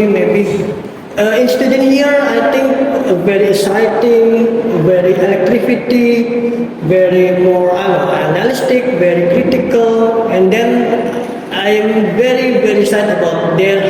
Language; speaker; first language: English; non-native, learner; Indonesian